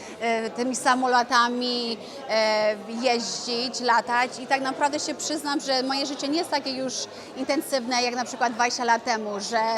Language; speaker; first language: Polish; early bilingual, heritage; Polish